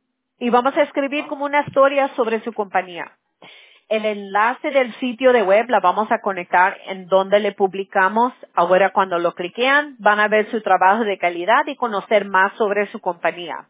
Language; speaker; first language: Spanish; early bilingual, heritage; Spanish